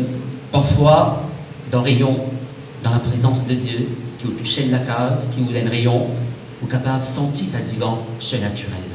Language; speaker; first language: French; non-native, local second language; Morisyen